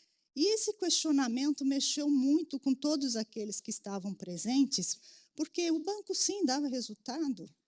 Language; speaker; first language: Portuguese; native; Portuguese